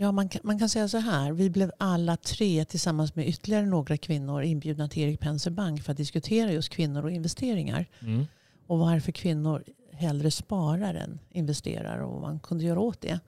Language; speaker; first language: Swedish; native; Swedish